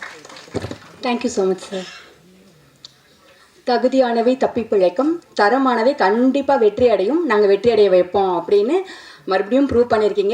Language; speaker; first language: Tamil; native; Tamil